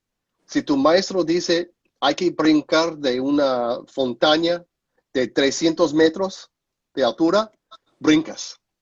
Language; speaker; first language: Spanish; non-native, fluent; English